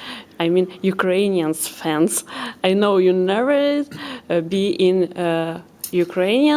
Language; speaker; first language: English; non-native, learner; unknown